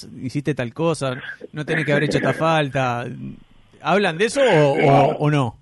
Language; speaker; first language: Spanish; native; Spanish